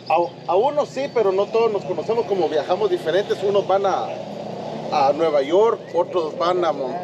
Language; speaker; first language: Spanish; native; Spanish